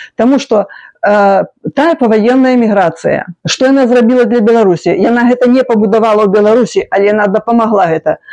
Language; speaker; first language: Belarusian; native; Belarusian